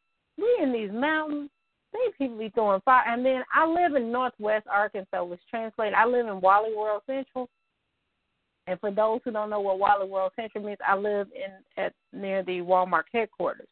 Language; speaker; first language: English; native; English